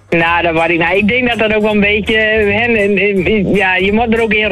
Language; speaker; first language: Dutch; native; Dutch